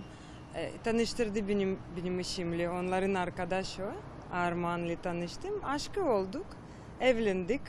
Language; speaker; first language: Turkish; non-native, learner; Russian